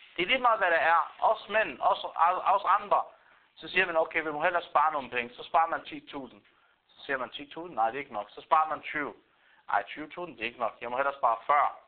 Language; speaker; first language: Danish; non-native, fluent; Arabic